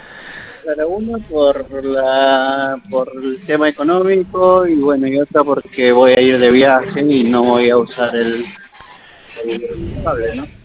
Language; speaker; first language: Spanish; native; Spanish